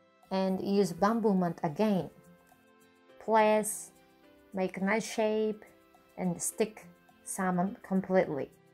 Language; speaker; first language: English; non-native, learner; Japanese